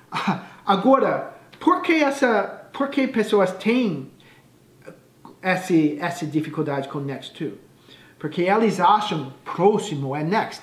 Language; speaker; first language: Portuguese; non-native, fluent; English